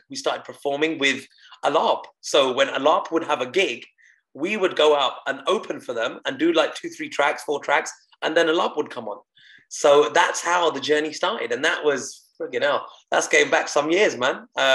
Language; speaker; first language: English; non-native, local second language; Punjabi